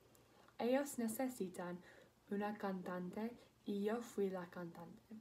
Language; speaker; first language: Spanish; non-native, learner; English